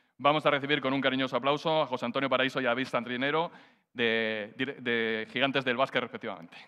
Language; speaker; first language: Spanish; native; Spanish